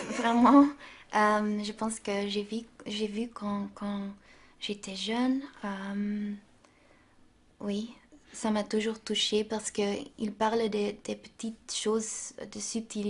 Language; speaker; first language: French; non-native, local second language; Dutch